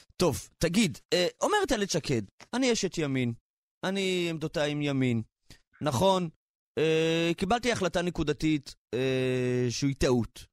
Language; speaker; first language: Hebrew; native; Hebrew